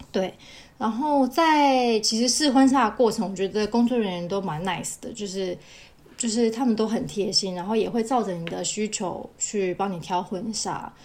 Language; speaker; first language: Chinese; native; Chinese